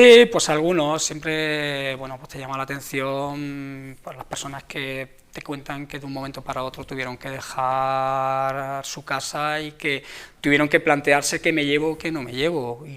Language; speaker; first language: Spanish; native; Spanish